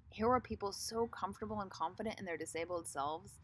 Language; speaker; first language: English; native; English